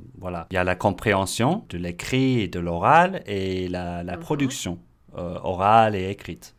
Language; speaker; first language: French; non-native, fluent; English